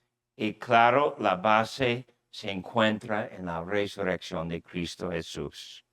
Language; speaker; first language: Spanish; non-native, fluent; English